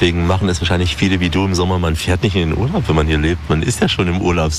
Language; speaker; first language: German; native; German